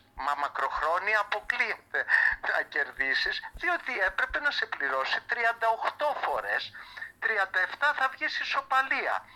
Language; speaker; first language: Greek; early bilingual, heritage; Greek